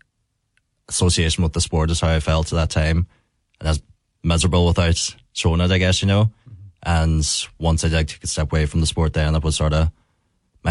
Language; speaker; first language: English; native; English